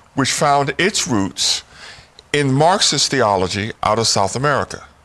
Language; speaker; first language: English; native; English